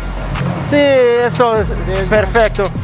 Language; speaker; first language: Spanish; non-native, learner; English